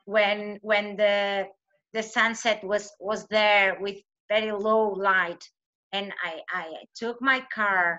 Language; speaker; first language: English; non-native, fluent; Spanish